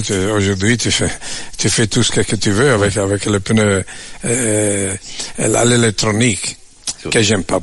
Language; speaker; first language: French; non-native, learner; Italian